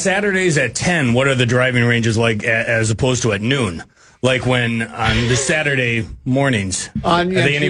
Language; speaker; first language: English; native; English